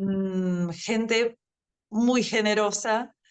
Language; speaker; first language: Spanish; non-native, fluent; Portuguese